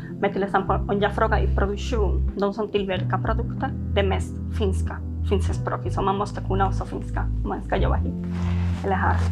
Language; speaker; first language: Swedish; non-native, fluent; Spanish